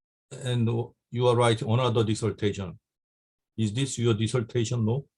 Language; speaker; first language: English; non-native, fluent; Korean